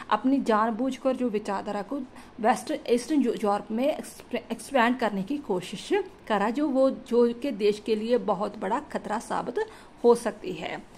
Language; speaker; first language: Hindi; non-native, local second language; Punjabi